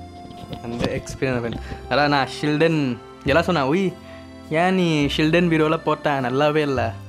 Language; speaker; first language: Tamil; non-native, learner; Thai